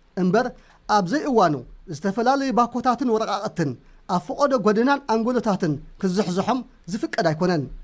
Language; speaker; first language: Tigrinya; native; Tigrinya